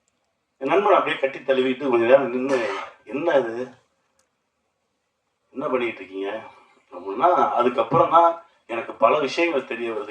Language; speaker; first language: Tamil; native; Tamil